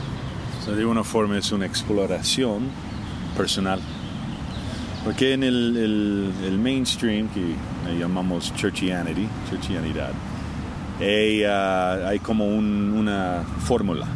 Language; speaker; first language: Spanish; non-native, fluent; English